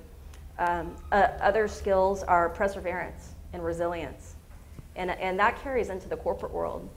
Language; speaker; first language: English; native; English